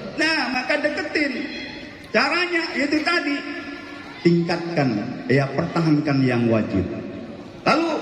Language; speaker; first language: Indonesian; native; Indonesian